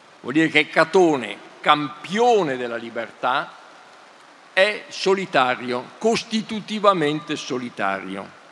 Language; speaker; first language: Italian; native; Italian